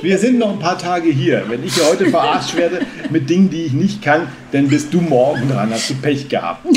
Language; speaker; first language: German; native; German